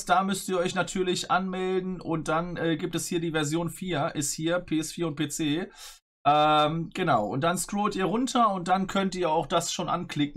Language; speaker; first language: German; native; German